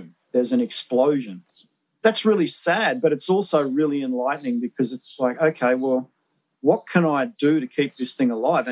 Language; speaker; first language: English; native; English